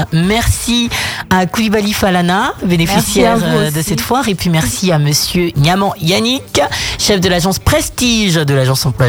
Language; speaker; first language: French; native; French